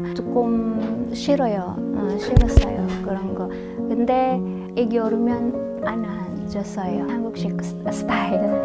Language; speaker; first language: Korean; non-native, learner; Uzbek